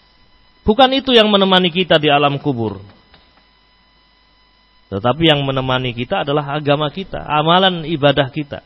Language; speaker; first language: Indonesian; non-native, local second language; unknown